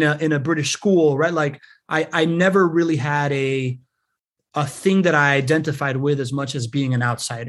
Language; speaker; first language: English; early bilingual, other home language; Spanish